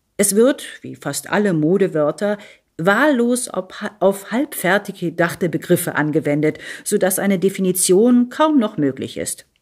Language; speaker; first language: German; early bilingual, other home language; Italian